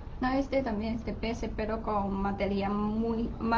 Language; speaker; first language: Spanish; non-native, learner; Chinese